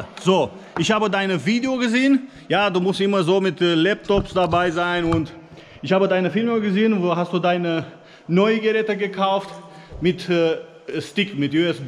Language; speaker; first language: German; non-native, fluent; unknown